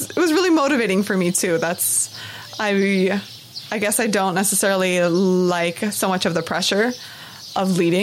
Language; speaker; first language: English; native; English